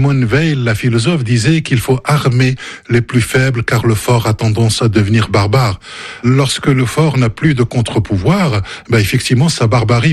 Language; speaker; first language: French; non-native, local second language; Arabic